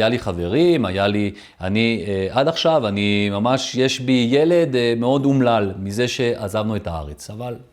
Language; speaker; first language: Hebrew; early bilingual, other home language; French